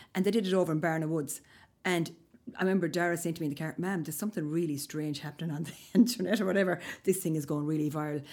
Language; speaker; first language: English; native; English